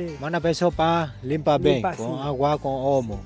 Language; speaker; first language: Portuguese; non-native, learner; Vietnamese